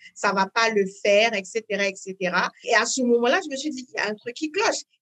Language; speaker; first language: French; native; French